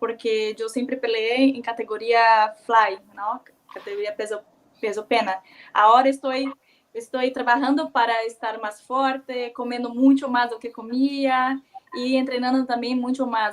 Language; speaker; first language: Spanish; non-native, learner; Portuguese